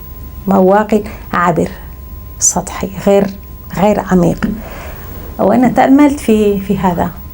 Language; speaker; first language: Arabic; non-native, fluent; Spanish